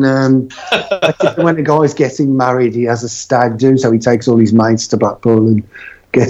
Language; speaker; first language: English; native; English